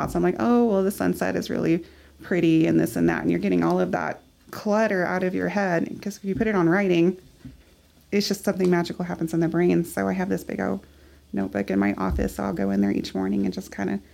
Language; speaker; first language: English; native; English